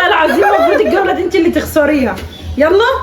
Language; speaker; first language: Arabic; native; Arabic